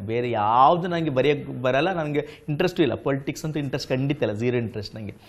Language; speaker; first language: Kannada; non-native, local second language; Tulu